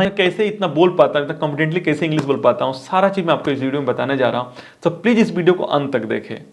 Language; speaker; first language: Hindi; native; Hindi